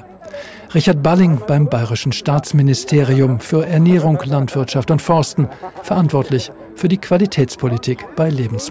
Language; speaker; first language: German; native; German